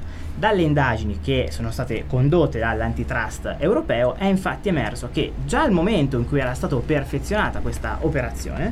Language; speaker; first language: Italian; native; Italian